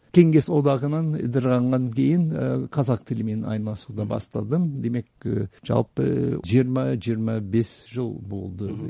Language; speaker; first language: Kyrgyz; non-native, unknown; English